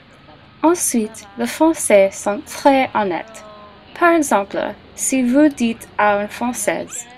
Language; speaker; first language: French; non-native, learner; English